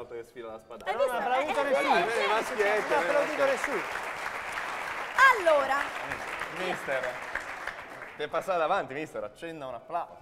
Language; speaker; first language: Italian; native; Italian